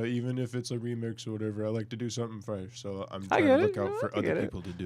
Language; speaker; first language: English; native; English